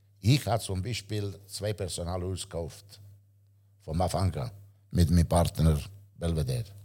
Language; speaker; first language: German; non-native, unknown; Italian